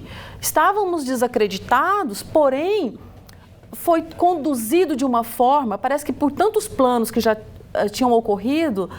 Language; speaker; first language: Portuguese; native; Portuguese